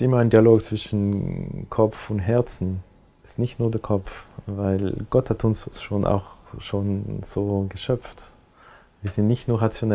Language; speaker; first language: German; non-native, local second language; French